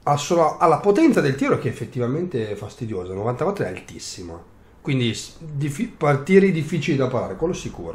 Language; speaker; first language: Italian; native; Italian